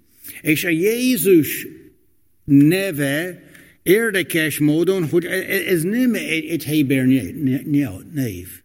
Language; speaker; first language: Hungarian; non-native, fluent; English